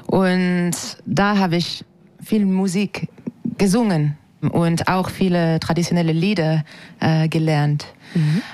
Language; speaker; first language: German; non-native, fluent; French